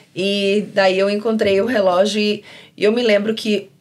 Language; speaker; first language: Portuguese; native; Portuguese